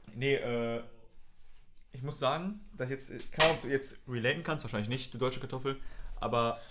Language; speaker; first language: German; native; German